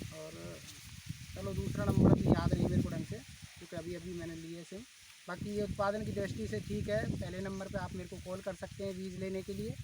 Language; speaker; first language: Hindi; native; Hindi